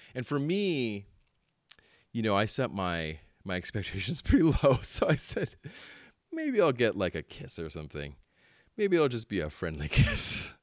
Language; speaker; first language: English; early bilingual, other home language; Filipino